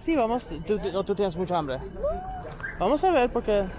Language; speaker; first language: Spanish; non-native, learner; English